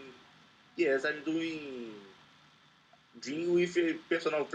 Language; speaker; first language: English; non-native, learner; Portuguese